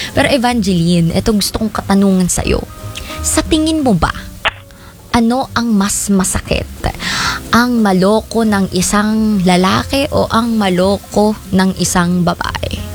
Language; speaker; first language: Filipino; native; Filipino